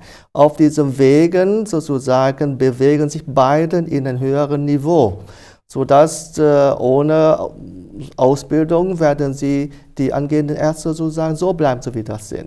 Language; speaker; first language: German; non-native, fluent; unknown